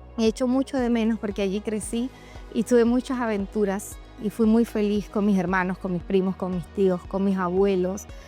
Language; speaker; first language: Spanish; native; Spanish